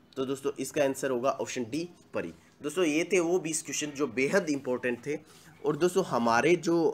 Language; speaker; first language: Hindi; native; Hindi